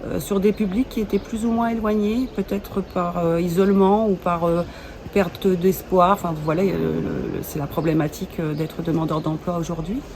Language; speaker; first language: French; native; French